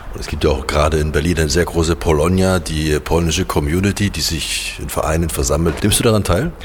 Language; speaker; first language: German; native; German